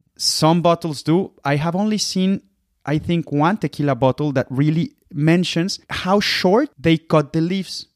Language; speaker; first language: English; non-native, fluent; Spanish